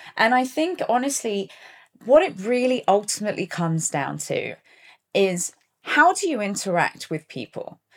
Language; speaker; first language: English; native; English